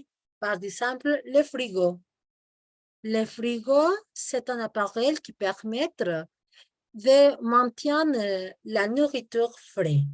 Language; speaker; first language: French; non-native, fluent; Spanish